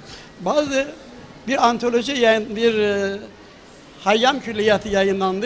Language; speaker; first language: Turkish; native; Turkish